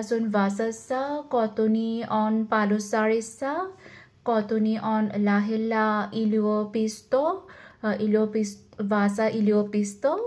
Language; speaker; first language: Finnish; non-native, learner; Bangla